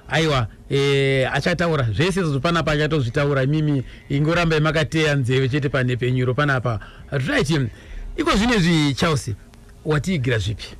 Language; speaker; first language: Shona; native; Shona